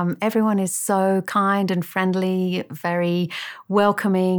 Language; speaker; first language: English; native; English